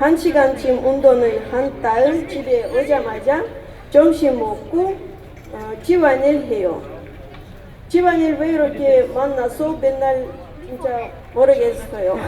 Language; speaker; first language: Korean; non-native, learner; Russian